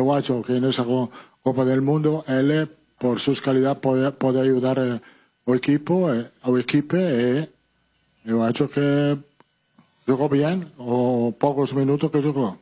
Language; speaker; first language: Portuguese; non-native, fluent; Italian